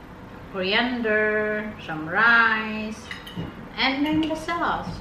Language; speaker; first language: English; non-native, local second language; Filipino